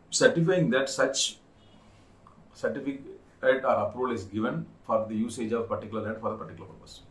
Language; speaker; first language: English; non-native, local second language; Tamil